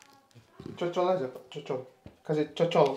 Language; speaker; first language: Ukrainian; non-native, learner; Indonesian